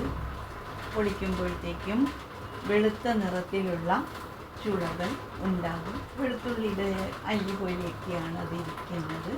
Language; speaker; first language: Malayalam; native; Malayalam